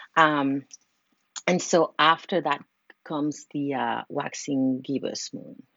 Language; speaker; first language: English; non-native, fluent; Spanish